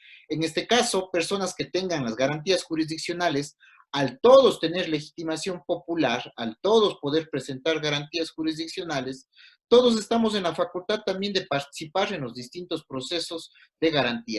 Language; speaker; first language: Spanish; native; Spanish